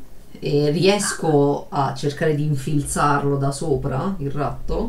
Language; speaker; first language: Italian; native; Italian